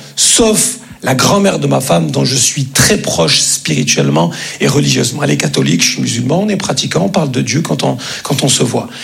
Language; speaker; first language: French; native; French